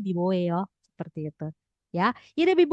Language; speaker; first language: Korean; non-native, fluent; Indonesian